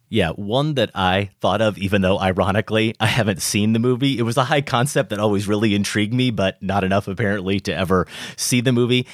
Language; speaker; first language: English; native; English